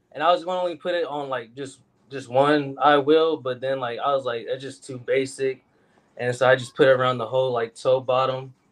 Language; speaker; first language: English; native; English